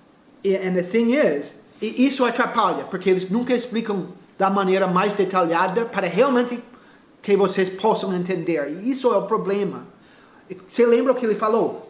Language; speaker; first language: Portuguese; non-native, fluent; English